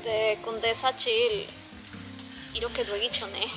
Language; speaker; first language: Korean; non-native, learner; Spanish